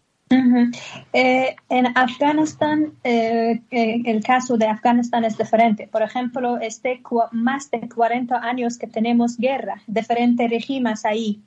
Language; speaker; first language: Spanish; non-native, learner; Persian